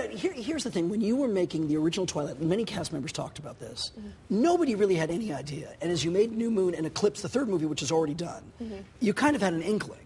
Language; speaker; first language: English; native; English